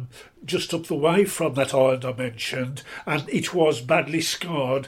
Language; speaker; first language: English; native; English